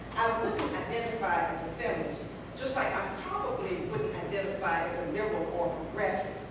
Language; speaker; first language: English; native; English